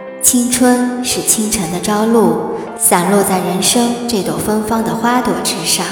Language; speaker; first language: Chinese; native; Chinese